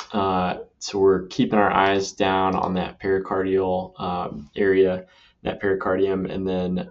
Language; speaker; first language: English; native; English